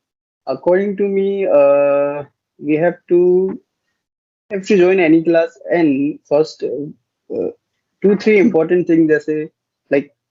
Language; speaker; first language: English; non-native, learner; Hindi